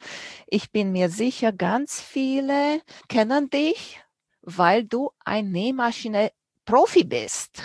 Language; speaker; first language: German; non-native, fluent; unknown